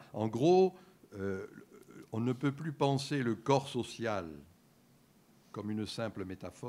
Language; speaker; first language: French; native; French